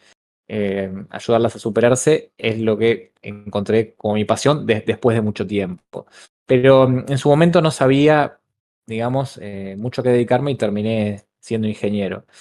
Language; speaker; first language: Spanish; native; Spanish